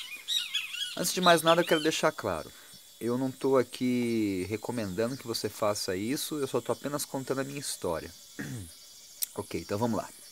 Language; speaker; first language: Portuguese; native; Portuguese